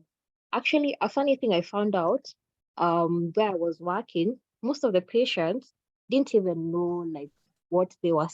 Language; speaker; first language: English; non-native, local second language; Swahili